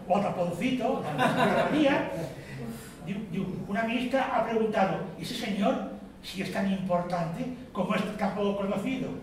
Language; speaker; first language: Spanish; native; Spanish